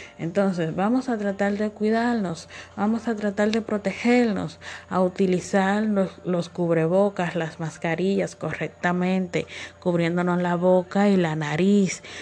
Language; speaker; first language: Spanish; native; Spanish